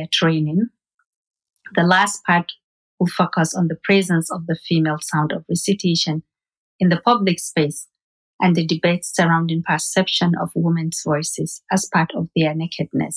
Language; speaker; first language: English; non-native, local second language; Hausa